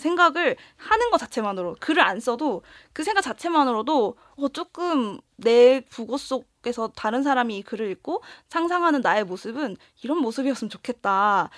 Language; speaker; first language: Korean; native; Korean